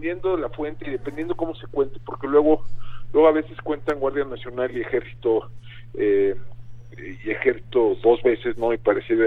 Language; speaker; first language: Spanish; native; Spanish